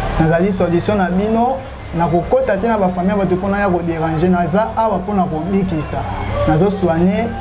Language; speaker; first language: Lingala; non-native, local second language; Kongo